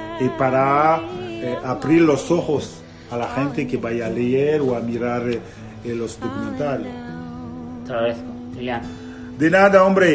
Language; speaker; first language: Spanish; non-native, learner; Italian